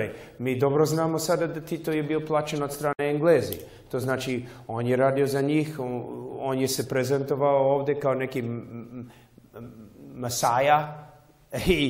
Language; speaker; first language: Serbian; early bilingual, heritage; Serbian